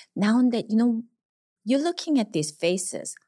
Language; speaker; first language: English; non-native, fluent; Korean